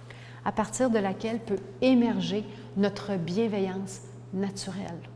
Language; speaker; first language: French; native; French